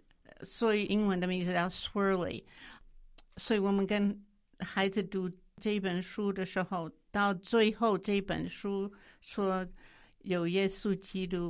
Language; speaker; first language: Chinese; non-native, fluent; English